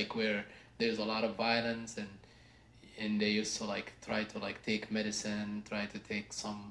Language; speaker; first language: English; non-native, fluent; Arabic